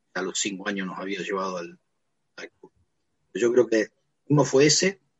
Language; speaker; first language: Spanish; native; Spanish